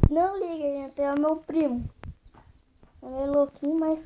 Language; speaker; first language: Portuguese; native; Portuguese